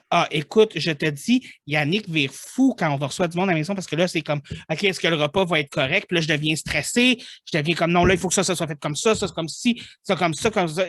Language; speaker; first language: French; native; French